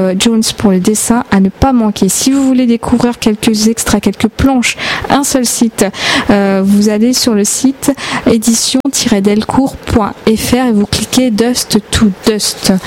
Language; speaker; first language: French; native; French